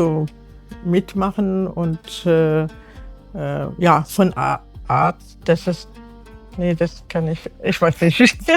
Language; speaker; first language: German; non-native, learner; Arabic